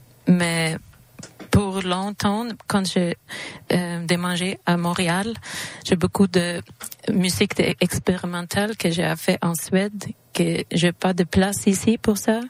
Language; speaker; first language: French; non-native, learner; Swedish